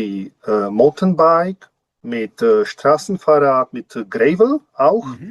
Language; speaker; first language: German; non-native, learner; Czech